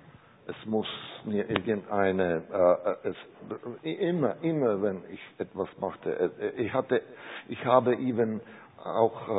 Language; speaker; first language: German; non-native, learner; Czech